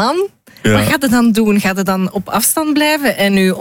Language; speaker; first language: Dutch; native; Dutch